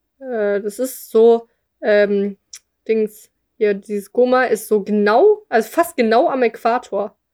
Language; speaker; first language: German; native; German